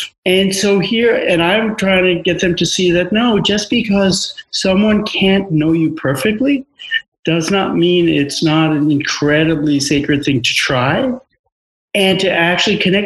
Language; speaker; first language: English; native; English